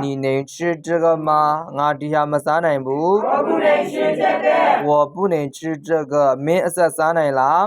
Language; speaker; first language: Chinese; non-native, fluent; Burmese